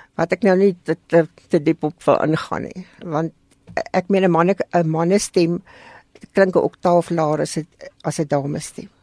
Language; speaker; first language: Afrikaans; native; Afrikaans